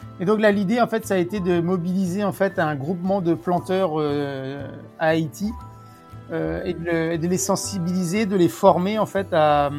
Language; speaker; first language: French; native; French